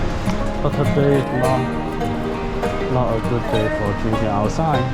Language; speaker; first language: English; non-native, fluent; Chinese